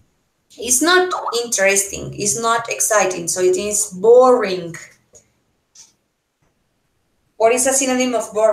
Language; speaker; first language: English; non-native, fluent; Spanish